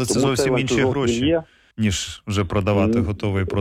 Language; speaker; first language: Ukrainian; native; Ukrainian